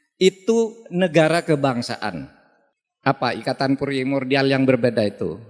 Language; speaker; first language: Indonesian; non-native, local second language; Madurese